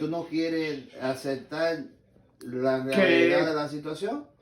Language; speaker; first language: Spanish; early bilingual, heritage; English